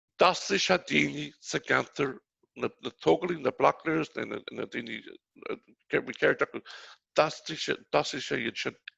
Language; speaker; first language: Irish; native; Irish